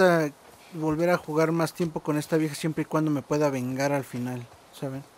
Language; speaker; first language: Spanish; native; Spanish